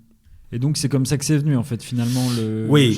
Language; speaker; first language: French; native; French